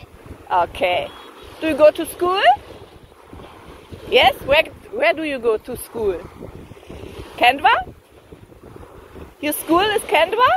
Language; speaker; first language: English; non-native, fluent; German